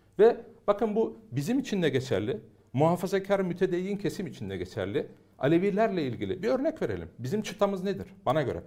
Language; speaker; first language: Turkish; early bilingual, heritage; Turkish